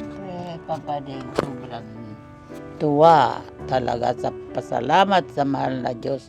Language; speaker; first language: Filipino; non-native, local second language; Cebuano